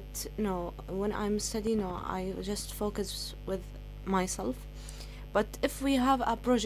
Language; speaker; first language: English; non-native, learner; Arabic